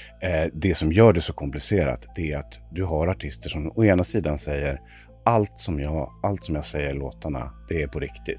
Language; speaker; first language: Swedish; native; Swedish